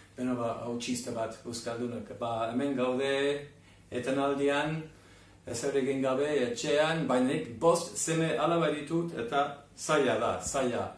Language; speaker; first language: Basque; non-native, fluent; English